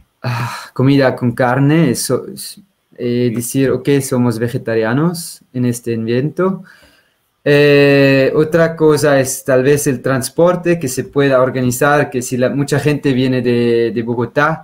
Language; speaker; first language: Spanish; non-native, fluent; Swiss German